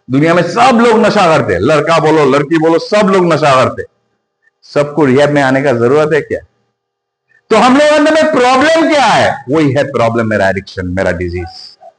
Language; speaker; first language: Hindi; non-native, local second language; Bangla